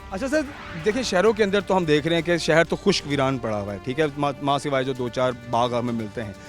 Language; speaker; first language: Urdu; non-native, local second language; Punjabi